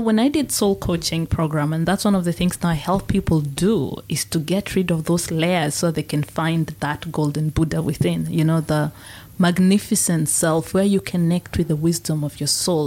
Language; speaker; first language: English; non-native, local second language; Meru